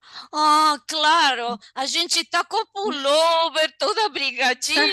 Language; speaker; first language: Portuguese; non-native, learner; Spanish